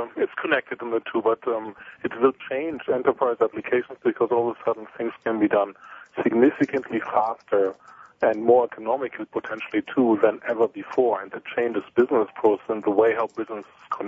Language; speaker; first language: English; non-native, fluent; Italian